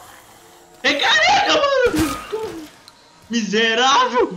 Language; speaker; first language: Portuguese; native; Portuguese